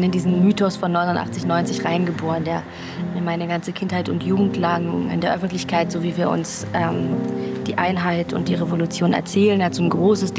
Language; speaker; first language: German; native; German